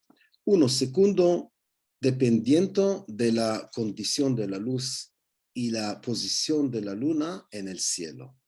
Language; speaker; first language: Spanish; non-native, learner; Hebrew